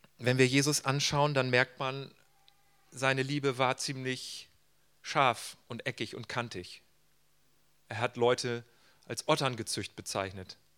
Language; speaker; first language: German; native; German